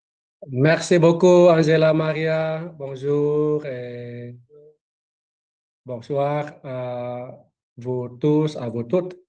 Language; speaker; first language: French; non-native, fluent; Indonesian